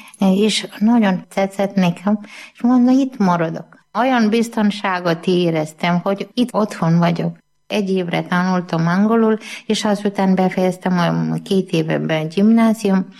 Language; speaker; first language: Hungarian; non-native, learner; Malayalam